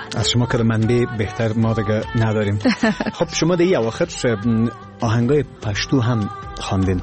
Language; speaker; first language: Persian; native; Persian